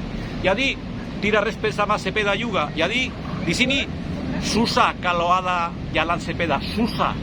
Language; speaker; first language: Indonesian; non-native, fluent; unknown